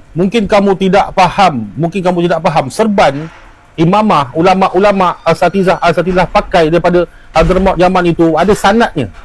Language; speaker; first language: Malay; native; Malay